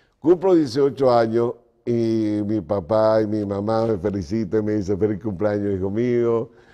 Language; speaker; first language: Spanish; native; Spanish